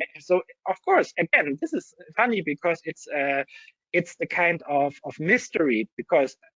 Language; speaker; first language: English; non-native, fluent; German